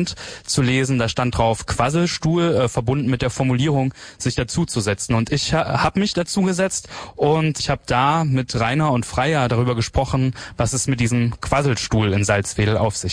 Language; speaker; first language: German; native; German